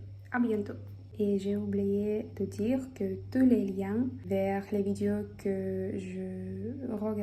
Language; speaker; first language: French; non-native, fluent; Russian